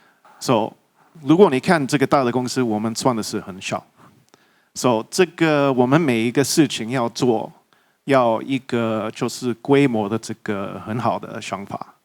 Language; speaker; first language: Chinese; early bilingual, heritage; English